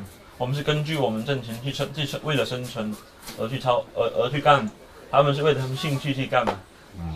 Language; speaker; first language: Chinese; native; Chinese